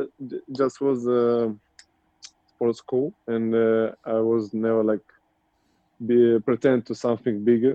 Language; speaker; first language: English; non-native, learner; Russian